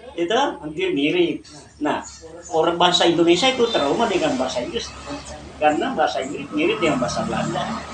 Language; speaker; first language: Indonesian; non-native, local second language; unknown